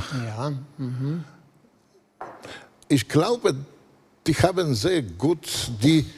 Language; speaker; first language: German; non-native, fluent; Polish